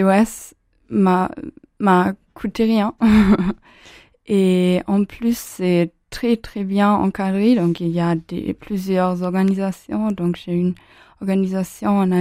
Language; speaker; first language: French; non-native, fluent; German